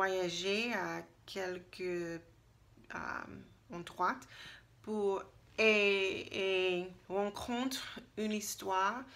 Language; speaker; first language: French; non-native, learner; English